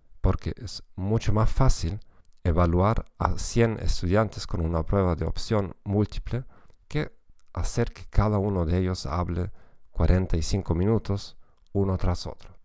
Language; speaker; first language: Spanish; non-native, fluent; German